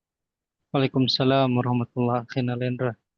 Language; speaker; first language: Indonesian; native; Indonesian